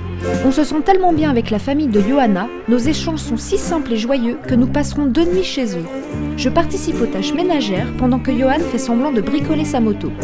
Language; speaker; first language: French; native; French